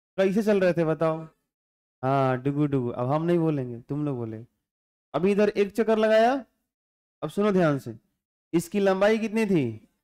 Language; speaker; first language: Hindi; non-native, local second language; Bhojpuri